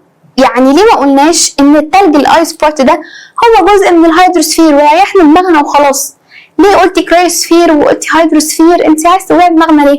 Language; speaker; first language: Arabic; native; Arabic